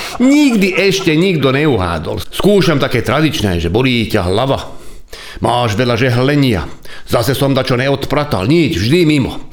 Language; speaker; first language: Slovak; non-native, local second language; Hungarian